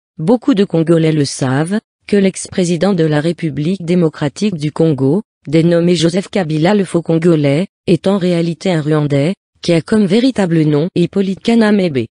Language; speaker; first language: French; non-native, local second language; Lingala